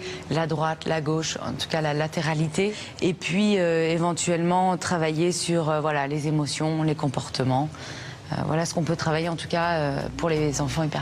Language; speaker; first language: French; native; French